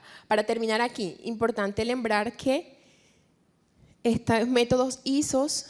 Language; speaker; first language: Portuguese; non-native, fluent; Spanish